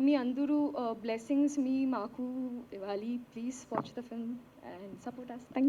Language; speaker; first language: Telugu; non-native, learner; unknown